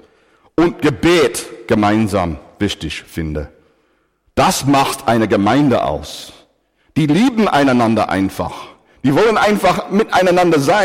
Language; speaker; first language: German; non-native, fluent; English